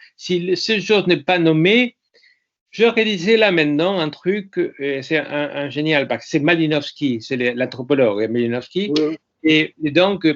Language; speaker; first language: French; non-native, fluent; Spanish